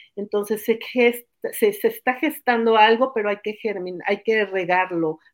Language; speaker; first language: Spanish; native; Spanish